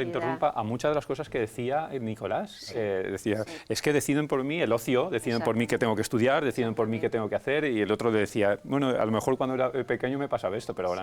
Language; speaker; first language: Spanish; native; Spanish